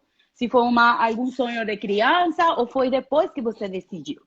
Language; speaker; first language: Portuguese; non-native, fluent; Spanish